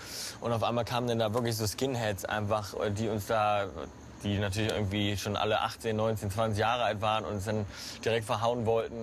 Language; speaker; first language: German; native; German